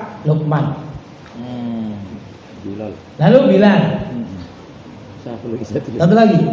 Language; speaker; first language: Indonesian; native; Indonesian